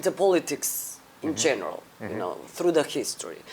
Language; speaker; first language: English; non-native, fluent; Macedonian